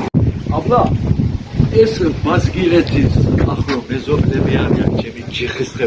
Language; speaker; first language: Georgian; early bilingual, heritage; Georgian